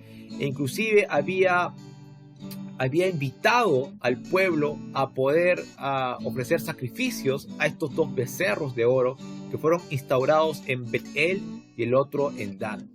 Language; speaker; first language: Spanish; native; Spanish